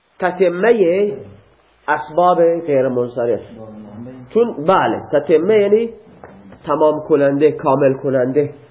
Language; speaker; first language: Persian; non-native, local second language; Baluchi